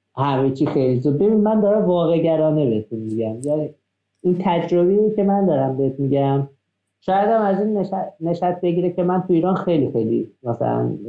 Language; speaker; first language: Persian; non-native, local second language; Azerbaijani